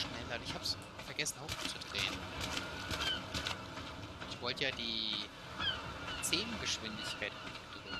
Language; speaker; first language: German; native; German